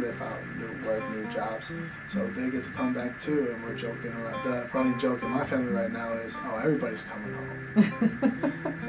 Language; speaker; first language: English; early bilingual, other home language; Spanish